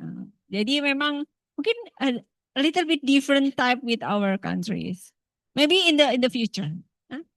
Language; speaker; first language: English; non-native, fluent; Indonesian